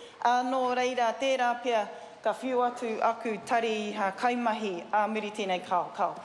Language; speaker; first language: Māori; non-native, learner; English